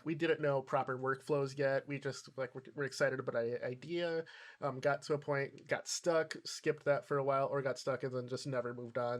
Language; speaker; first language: English; native; English